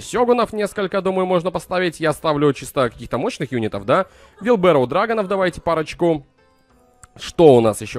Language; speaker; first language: Russian; native; Russian